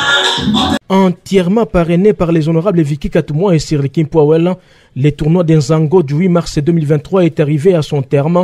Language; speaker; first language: French; non-native, local second language; Swahili